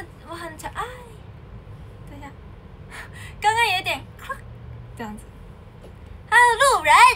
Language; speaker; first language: Chinese; native; Chinese